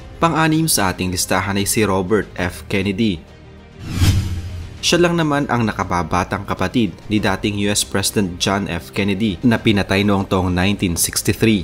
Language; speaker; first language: Filipino; native; Filipino